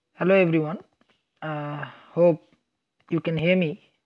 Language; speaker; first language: English; non-native, local second language; Bangla